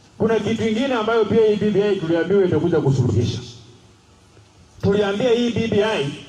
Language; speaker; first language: Swahili; non-native, local second language; Luyia